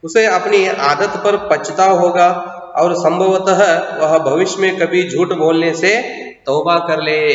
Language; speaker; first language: Hindi; non-native, local second language; Kannada